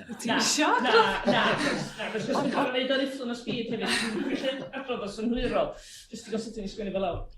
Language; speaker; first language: Welsh; native; Welsh